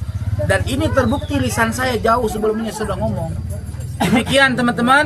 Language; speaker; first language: Indonesian; native; Indonesian